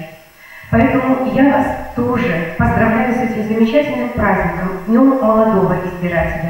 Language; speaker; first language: Russian; native; Russian